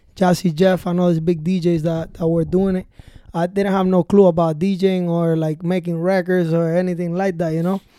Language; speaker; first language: English; early bilingual, other home language; Spanish